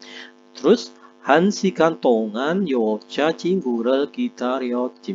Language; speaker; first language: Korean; non-native, fluent; Indonesian